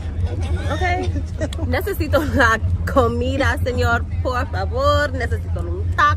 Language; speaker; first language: Spanish; non-native, learner; English